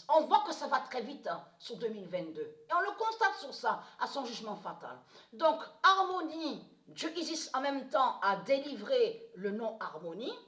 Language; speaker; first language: French; native; French